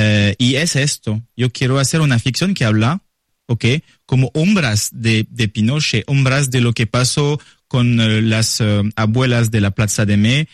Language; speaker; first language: Spanish; non-native, learner; French